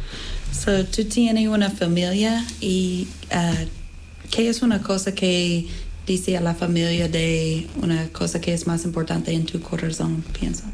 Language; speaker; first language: Spanish; non-native, learner; English